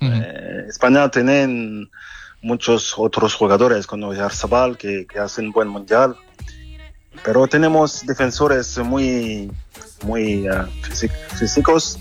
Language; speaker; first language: Spanish; non-native, fluent; French